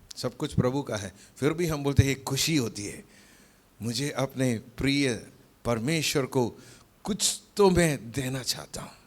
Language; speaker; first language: Hindi; non-native, local second language; Malayalam